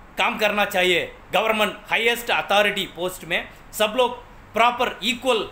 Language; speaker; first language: Hindi; non-native, local second language; Tamil